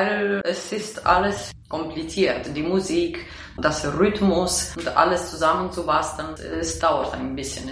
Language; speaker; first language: German; non-native, fluent; Romanian